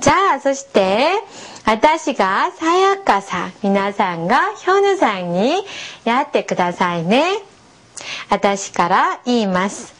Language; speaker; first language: Japanese; non-native, fluent; Korean